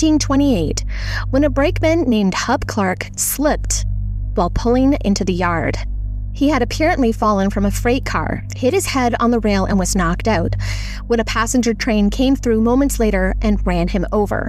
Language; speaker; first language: English; native; English